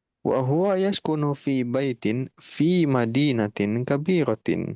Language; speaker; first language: Arabic; non-native, fluent; Indonesian